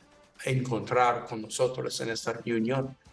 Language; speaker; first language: Spanish; non-native, learner; English